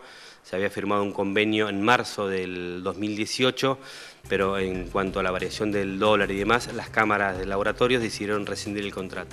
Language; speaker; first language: Spanish; native; Spanish